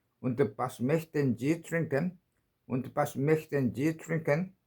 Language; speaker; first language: German; non-native, learner; Korean